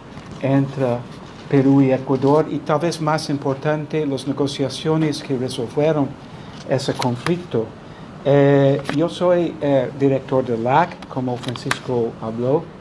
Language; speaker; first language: Spanish; non-native, fluent; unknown